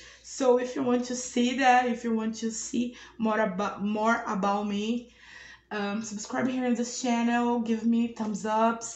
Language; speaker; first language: English; non-native, learner; Portuguese